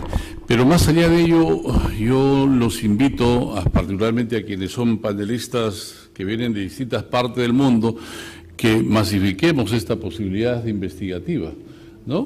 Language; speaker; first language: Spanish; native; Spanish